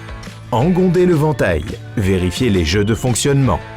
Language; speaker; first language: French; native; French